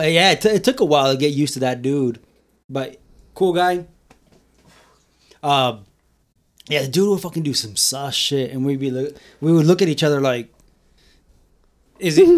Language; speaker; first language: English; early bilingual, other home language; Spanish